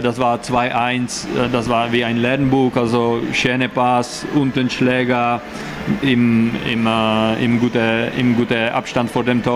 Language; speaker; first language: German; non-native, learner; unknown